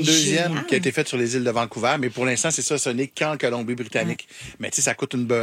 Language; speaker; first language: French; native; French